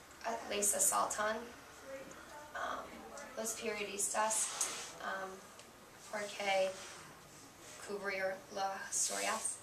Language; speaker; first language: Spanish; non-native, learner; English